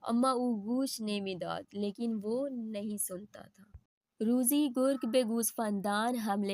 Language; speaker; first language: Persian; non-native, fluent; Urdu